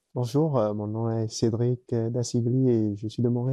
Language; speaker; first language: French; native; French